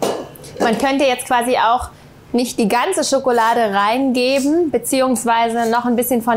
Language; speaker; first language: German; native; German